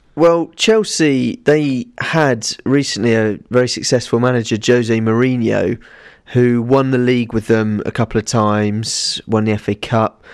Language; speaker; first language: English; native; English